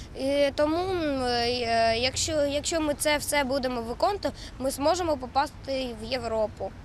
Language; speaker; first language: Ukrainian; non-native, local second language; Russian